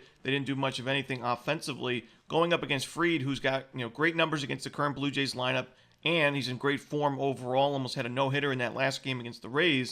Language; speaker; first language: English; native; English